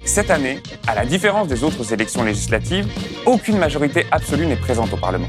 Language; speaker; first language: French; native; French